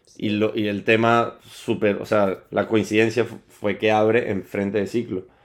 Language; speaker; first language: Spanish; native; Spanish